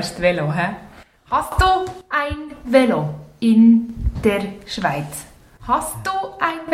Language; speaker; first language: German; native; German